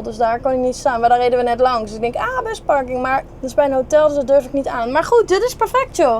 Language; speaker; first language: Dutch; native; Dutch